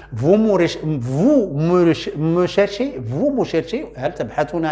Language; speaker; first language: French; non-native, local second language; Arabic